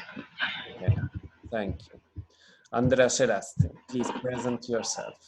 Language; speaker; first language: English; non-native, fluent; Italian